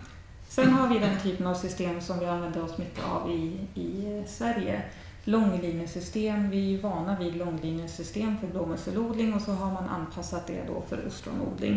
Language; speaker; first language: Swedish; native; Swedish